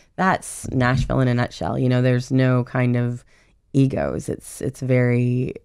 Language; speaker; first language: English; native; English